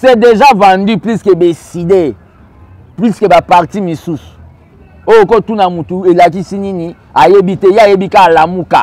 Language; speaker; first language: French; non-native, local second language; Lingala